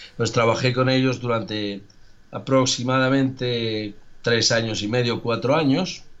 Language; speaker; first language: Spanish; native; Spanish